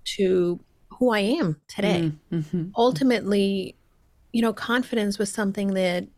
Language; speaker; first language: English; early bilingual, heritage; Spanish